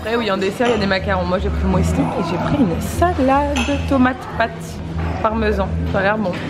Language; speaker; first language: French; native; French